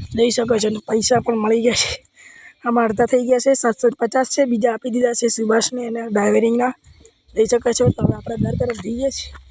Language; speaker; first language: Gujarati; non-native, local second language; Bhili